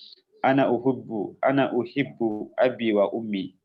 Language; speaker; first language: Arabic; non-native, learner; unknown